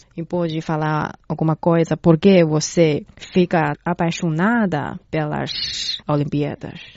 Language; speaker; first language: Portuguese; non-native, fluent; Chinese